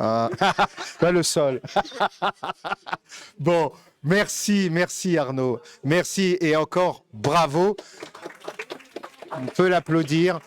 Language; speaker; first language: French; native; French